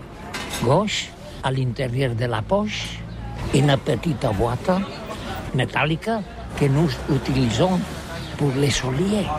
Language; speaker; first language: French; non-native, learner; Catalan